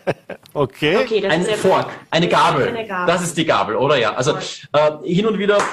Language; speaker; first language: German; native; German